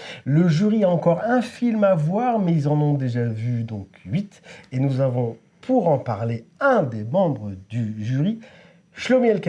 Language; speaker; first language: French; native; French